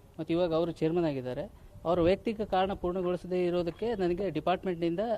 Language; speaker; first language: Kannada; non-native, local second language; Lambadi